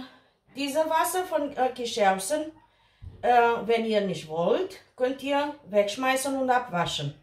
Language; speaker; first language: German; non-native, fluent; Portuguese